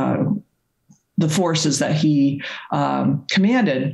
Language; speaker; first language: English; native; English